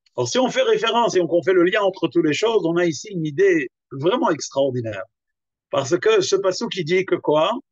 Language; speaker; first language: French; native; French